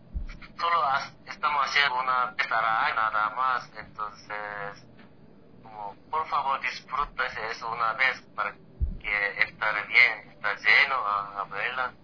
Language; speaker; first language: Spanish; non-native, fluent; Korean